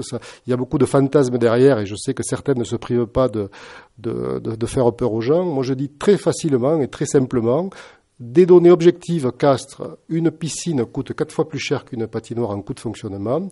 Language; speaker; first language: French; native; French